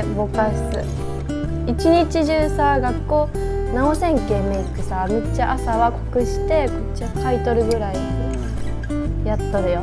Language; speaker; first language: Japanese; native; Japanese